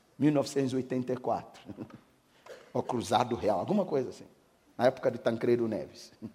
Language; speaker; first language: Portuguese; non-native, fluent; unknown